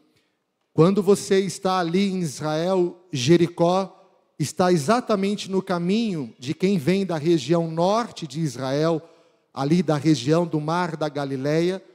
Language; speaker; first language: Portuguese; native; Portuguese